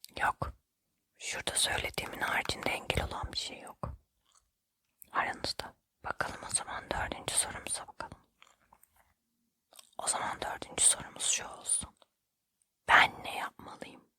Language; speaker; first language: Turkish; native; Turkish